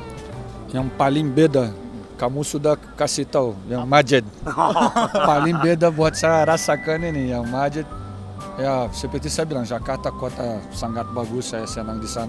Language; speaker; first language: Indonesian; non-native, learner; Portuguese